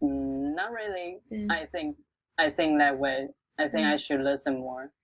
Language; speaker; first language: English; non-native, local second language; Chinese